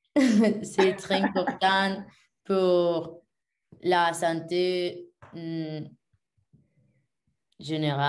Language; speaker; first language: French; non-native, learner; Spanish